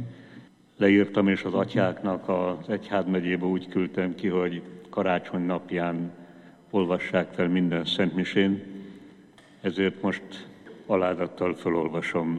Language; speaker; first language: Hungarian; native; Hungarian